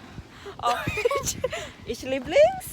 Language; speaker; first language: German; non-native, learner; Filipino